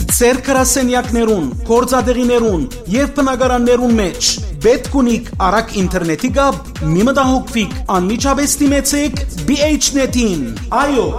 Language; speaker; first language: Armenian; native; Armenian